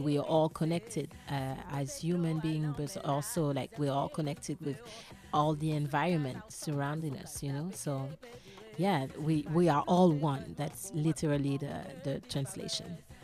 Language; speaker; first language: English; non-native, fluent; French